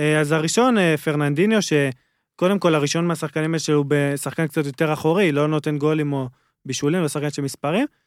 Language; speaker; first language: Hebrew; native; Hebrew